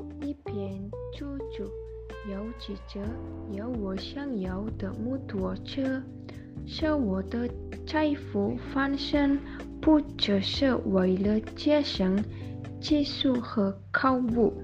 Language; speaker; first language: Chinese; non-native, learner; Indonesian